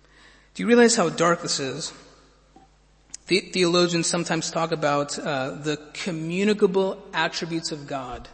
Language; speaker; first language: English; native; English